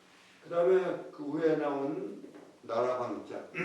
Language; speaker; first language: Korean; native; Korean